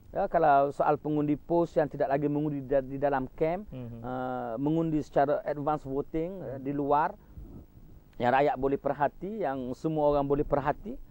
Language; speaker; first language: Malay; native; Malay